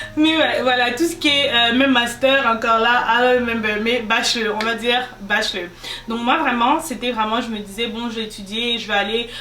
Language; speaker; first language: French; non-native, local second language; Lingala